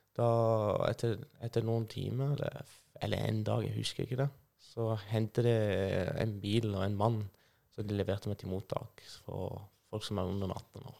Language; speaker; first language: Norwegian; non-native, fluent; Persian